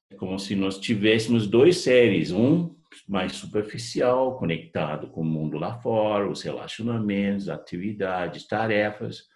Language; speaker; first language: Portuguese; non-native, fluent; English